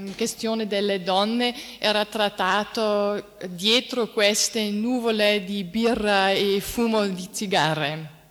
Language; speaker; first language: Italian; non-native, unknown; German